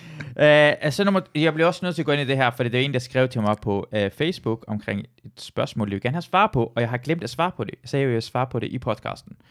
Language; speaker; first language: Danish; early bilingual, other home language; Persian